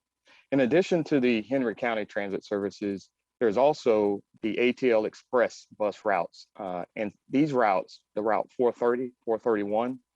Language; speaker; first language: English; native; English